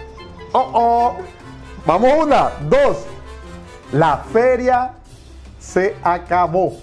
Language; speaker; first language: Spanish; native; Spanish